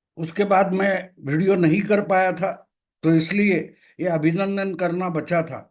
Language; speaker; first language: Hindi; non-native, local second language; Marathi